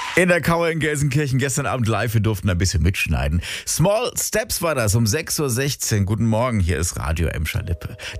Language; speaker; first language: German; native; German